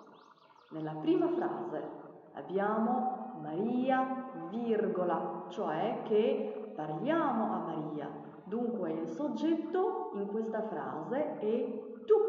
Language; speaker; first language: Italian; non-native, fluent; Arabic